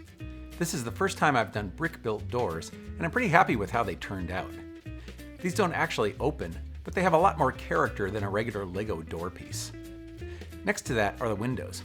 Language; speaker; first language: English; native; English